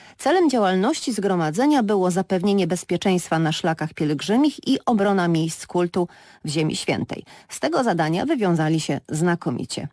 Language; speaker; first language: Polish; native; Polish